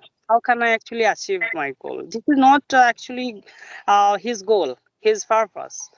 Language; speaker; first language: English; non-native, local second language; Bangla